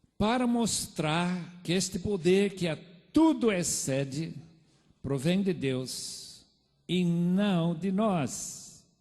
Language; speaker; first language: Portuguese; non-native, fluent; English